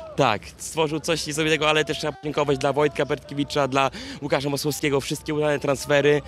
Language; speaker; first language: Polish; native; Polish